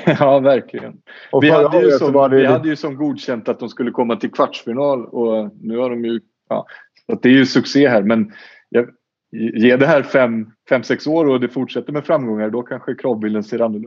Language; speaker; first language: Swedish; native; Swedish